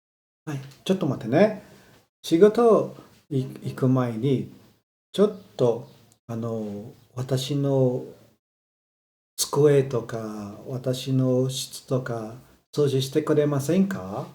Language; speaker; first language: Japanese; non-native, fluent; Portuguese